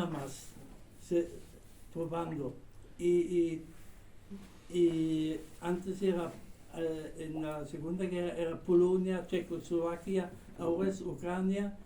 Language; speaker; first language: Spanish; non-native, fluent; German